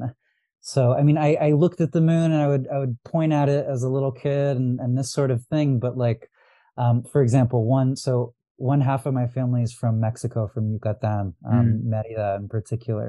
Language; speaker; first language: English; early bilingual, other home language; Arabic